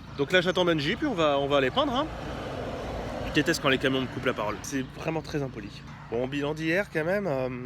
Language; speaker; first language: French; native; French